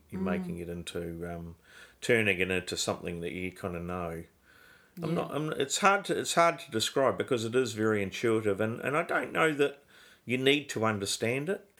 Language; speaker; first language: English; native; English